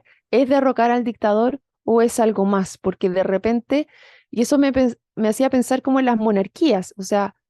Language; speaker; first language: Spanish; native; Spanish